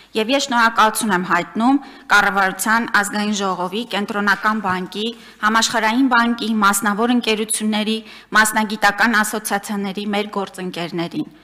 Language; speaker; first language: Armenian; native; Armenian